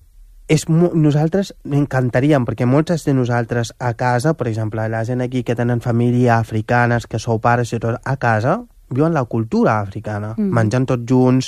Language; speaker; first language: Catalan; non-native, fluent; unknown